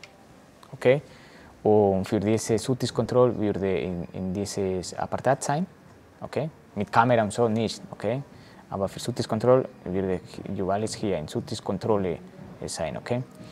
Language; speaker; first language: German; non-native, learner; Spanish